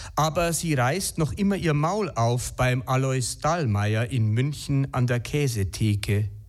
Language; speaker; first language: German; native; German